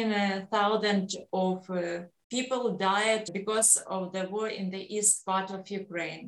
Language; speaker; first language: English; non-native, learner; Ukrainian